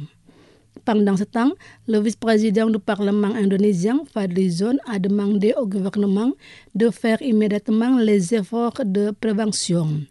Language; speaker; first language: French; non-native, fluent; Indonesian